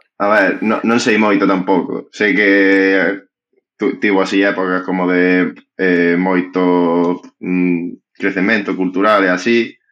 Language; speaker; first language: Galician; non-native, fluent; Spanish